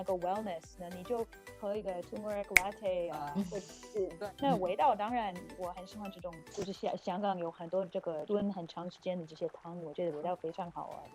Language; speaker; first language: Chinese; non-native, fluent; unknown